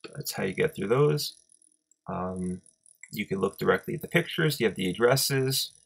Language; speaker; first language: English; native; English